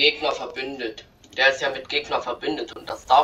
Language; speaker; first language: German; native; German